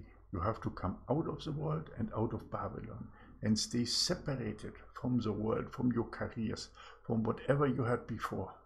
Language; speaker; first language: English; non-native, fluent; German